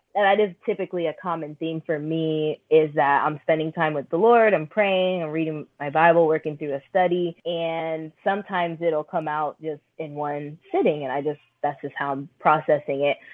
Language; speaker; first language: English; native; English